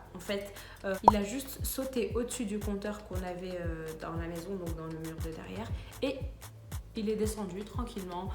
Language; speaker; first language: French; early bilingual, other home language; Arabic